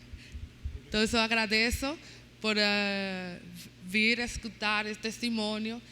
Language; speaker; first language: Portuguese; non-native, learner; Spanish